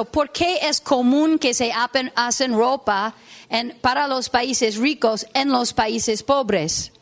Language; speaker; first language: Spanish; non-native, fluent; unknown